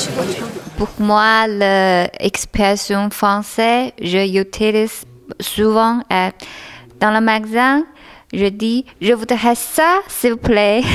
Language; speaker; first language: French; non-native, learner; Chinese